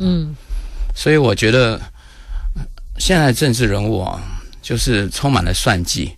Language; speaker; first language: Chinese; native; Chinese